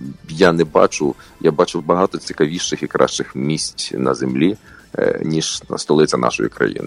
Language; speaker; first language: Ukrainian; native; Ukrainian